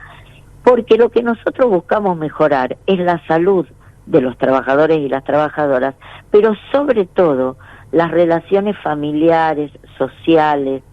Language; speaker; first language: Spanish; native; Spanish